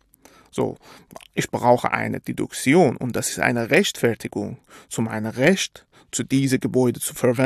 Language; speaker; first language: German; non-native, fluent; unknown